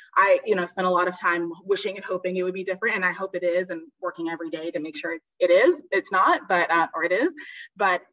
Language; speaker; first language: English; native; English